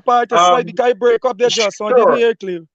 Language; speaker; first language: English; native; English